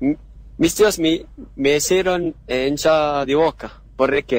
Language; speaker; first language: Spanish; non-native, learner; Arabic